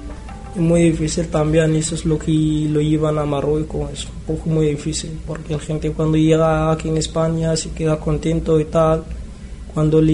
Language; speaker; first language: Spanish; non-native, learner; Arabic